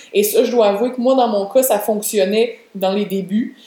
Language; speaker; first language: French; native; French